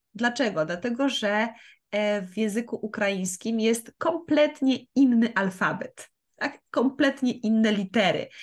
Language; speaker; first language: Polish; native; Polish